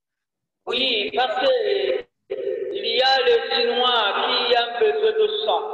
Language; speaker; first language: French; non-native, learner; Rundi